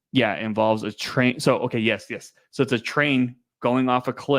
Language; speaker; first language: English; native; English